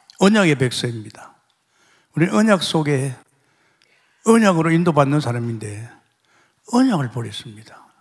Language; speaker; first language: Korean; native; Korean